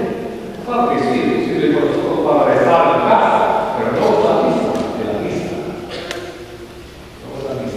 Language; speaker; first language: Spanish; non-native, learner; English